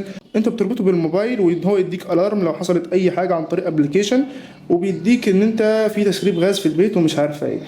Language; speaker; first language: Arabic; native; Arabic